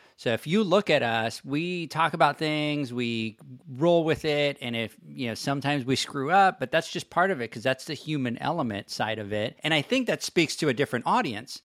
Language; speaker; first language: English; non-native, local second language; Spanish